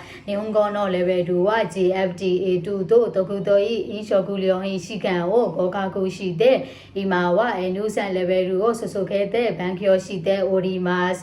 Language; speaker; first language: Japanese; non-native, learner; Burmese